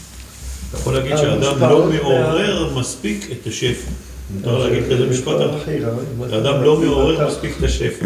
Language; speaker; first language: Hebrew; native; Hebrew